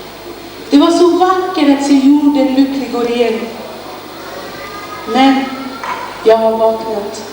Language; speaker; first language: Swedish; non-native, learner; Kurdish